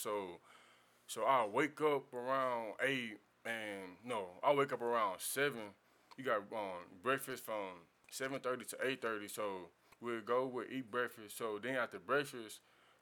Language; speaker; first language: English; native; English